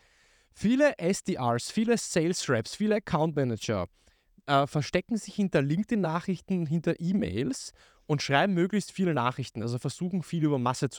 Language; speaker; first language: German; native; German